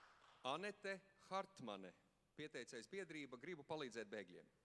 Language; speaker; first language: Latvian; native; Latvian